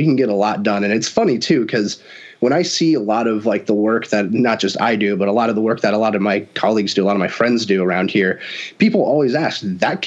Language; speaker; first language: English; native; English